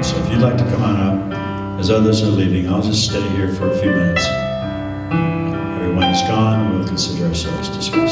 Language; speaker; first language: English; native; English